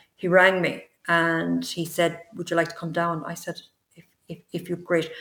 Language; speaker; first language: English; native; English